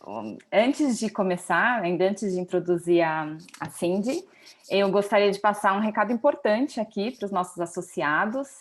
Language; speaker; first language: Portuguese; native; Portuguese